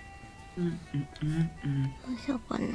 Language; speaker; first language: Japanese; native; Japanese